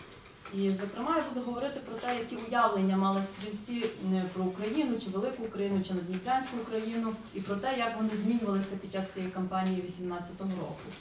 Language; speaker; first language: Ukrainian; native; Ukrainian